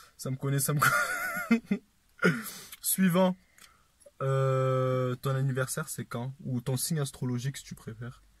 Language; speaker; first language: French; native; French